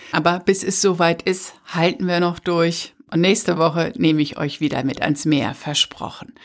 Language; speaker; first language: German; native; German